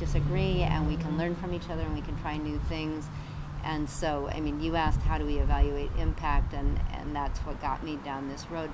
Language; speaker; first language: English; native; English